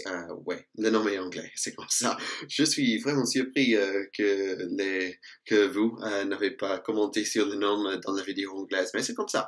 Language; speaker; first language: French; non-native, fluent; English